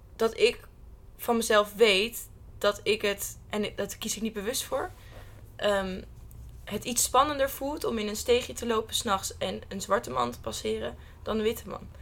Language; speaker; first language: Dutch; native; Dutch